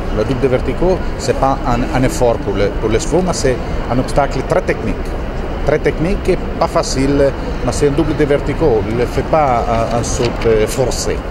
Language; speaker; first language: French; non-native, fluent; Italian